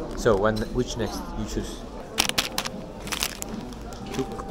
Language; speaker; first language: English; non-native, learner; Spanish